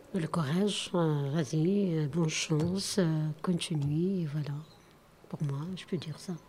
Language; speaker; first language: French; non-native, learner; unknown